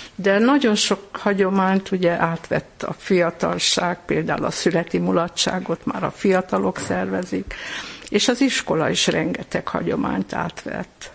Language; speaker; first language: Hungarian; non-native, local second language; German